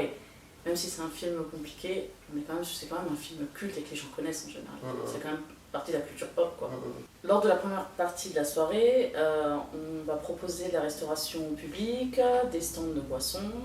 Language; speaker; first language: French; native; French